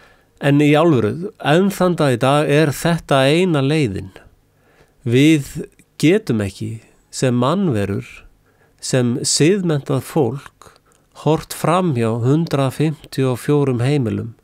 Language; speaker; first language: Icelandic; native; Icelandic